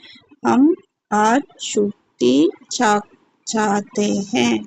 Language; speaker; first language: Hindi; non-native, local second language; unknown